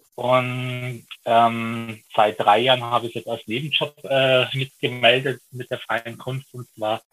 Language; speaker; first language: German; native; German